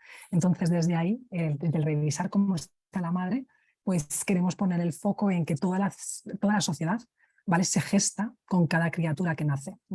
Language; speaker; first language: Spanish; native; Spanish